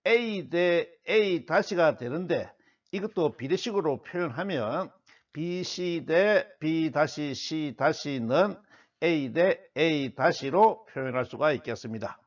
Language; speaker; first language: Korean; native; Korean